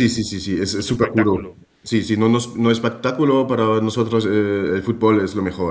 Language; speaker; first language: Spanish; non-native, fluent; German